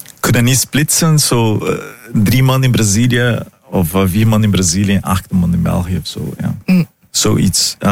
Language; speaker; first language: Dutch; non-native, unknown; Portuguese